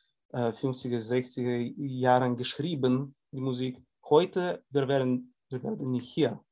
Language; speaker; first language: German; non-native, fluent; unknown